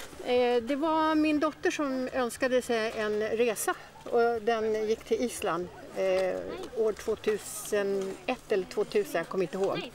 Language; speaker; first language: Swedish; native; Swedish